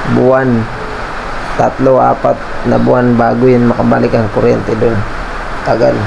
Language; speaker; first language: Filipino; non-native, local second language; Bikol